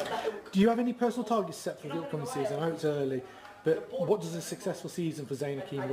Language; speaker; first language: English; native; English